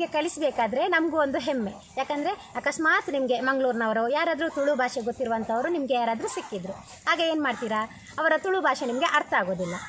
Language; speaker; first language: Kannada; non-native, local second language; Tulu